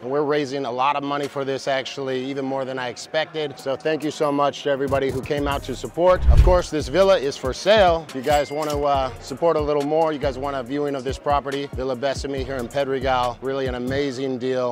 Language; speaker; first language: English; native; English